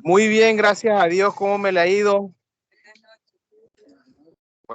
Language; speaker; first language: Spanish; native; Spanish